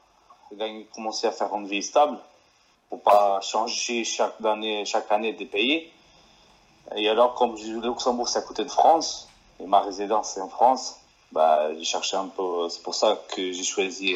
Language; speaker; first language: French; non-native, fluent; Portuguese